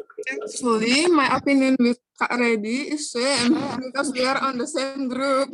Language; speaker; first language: English; non-native, learner; Indonesian